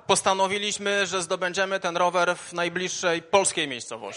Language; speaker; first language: Czech; non-native, learner; Polish